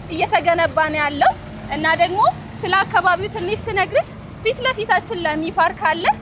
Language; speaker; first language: Amharic; native; Amharic